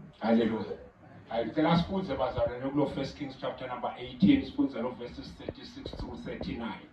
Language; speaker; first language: Zulu; non-native, local second language; Swati